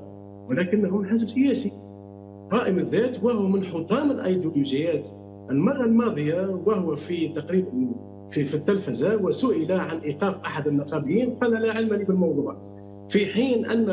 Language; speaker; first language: Arabic; native; Arabic